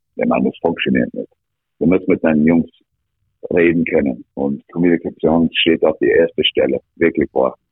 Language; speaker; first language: German; non-native, fluent; English